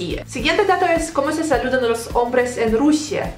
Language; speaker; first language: Spanish; non-native, learner; Russian